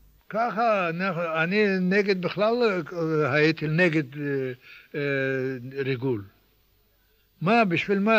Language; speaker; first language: Hebrew; non-native, learner; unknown